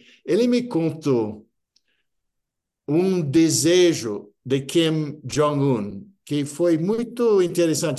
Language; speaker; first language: Portuguese; non-native, fluent; English